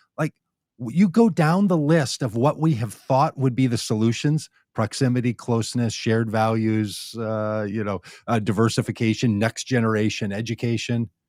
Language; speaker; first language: English; native; English